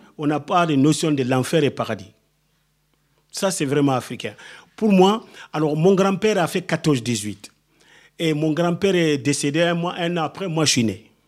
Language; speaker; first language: French; non-native, local second language; Soninke